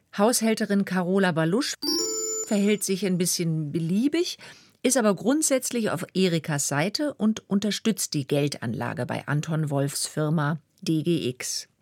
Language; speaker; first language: German; native; German